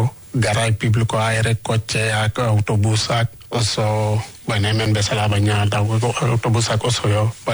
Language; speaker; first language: Basque; non-native, learner; Wolof